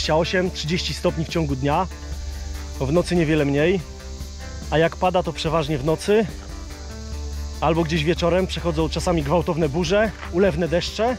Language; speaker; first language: Polish; native; Polish